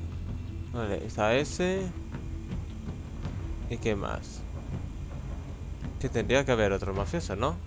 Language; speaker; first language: Spanish; native; Spanish